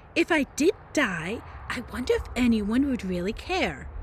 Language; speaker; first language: English; native; English